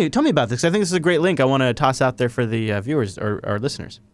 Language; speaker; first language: English; native; English